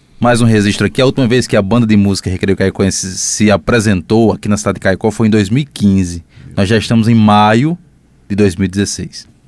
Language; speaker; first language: Portuguese; native; Portuguese